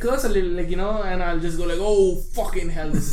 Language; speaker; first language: English; non-native, local second language; Hindi